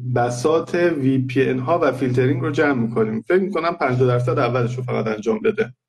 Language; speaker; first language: Persian; native; Persian